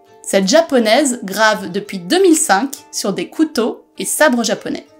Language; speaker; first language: French; native; French